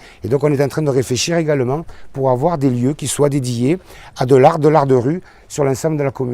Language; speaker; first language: French; native; French